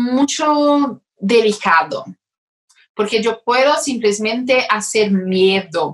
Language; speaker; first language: Spanish; non-native, fluent; Portuguese